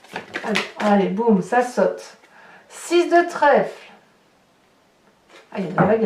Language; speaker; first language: French; native; French